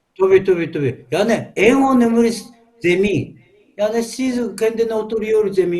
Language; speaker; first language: Turkish; non-native, learner; Japanese